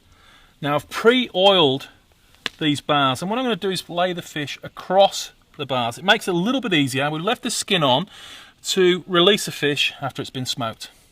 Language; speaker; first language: English; native; English